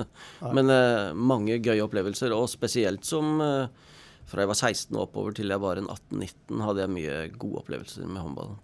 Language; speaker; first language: Norwegian; native; Norwegian